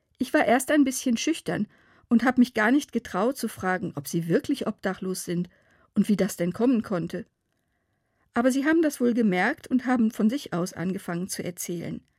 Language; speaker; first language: German; native; German